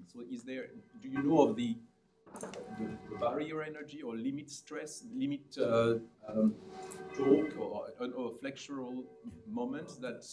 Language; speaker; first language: English; non-native, fluent; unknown